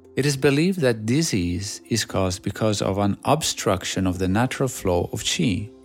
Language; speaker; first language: English; non-native, fluent; Swedish